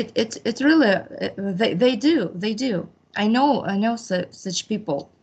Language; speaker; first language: English; non-native, fluent; Russian